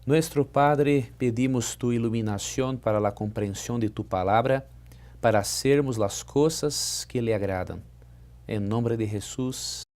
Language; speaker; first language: Spanish; non-native, fluent; Portuguese